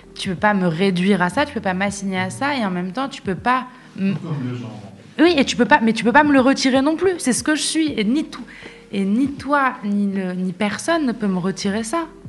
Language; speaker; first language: French; non-native, local second language; Arabic